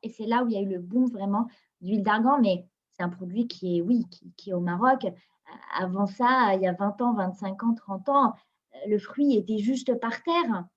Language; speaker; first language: French; non-native, local second language; Arabic